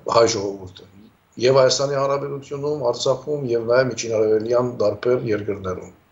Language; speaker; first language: Armenian; early bilingual, heritage; Armenian